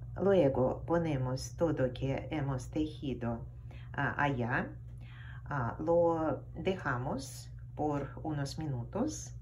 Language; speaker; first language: Spanish; non-native, fluent; Russian